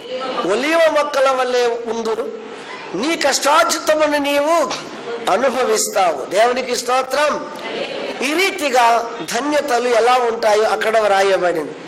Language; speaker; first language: Telugu; native; Telugu